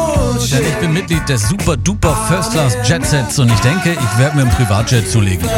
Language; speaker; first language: German; native; German